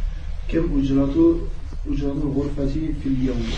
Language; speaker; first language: Arabic; non-native, learner; French